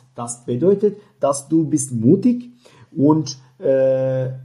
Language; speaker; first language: German; non-native, fluent; Turkish